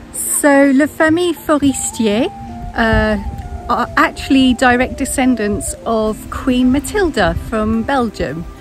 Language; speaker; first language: English; native; English